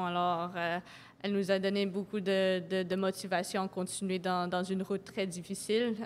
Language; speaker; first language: French; non-native, local second language; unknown